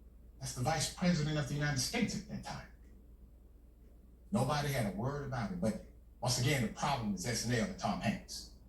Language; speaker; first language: English; native; English